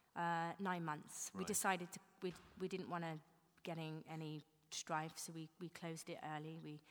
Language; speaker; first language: English; native; English